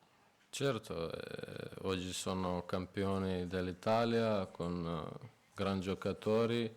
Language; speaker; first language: Italian; non-native, fluent; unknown